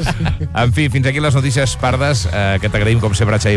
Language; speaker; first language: Catalan; native; Catalan